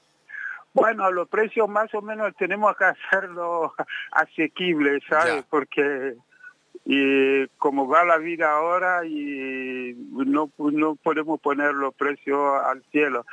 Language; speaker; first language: Spanish; non-native, fluent; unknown